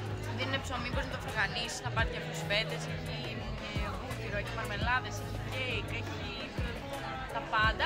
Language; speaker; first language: Greek; native; Greek